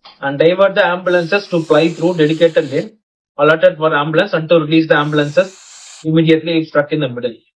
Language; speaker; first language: English; non-native, local second language; Tamil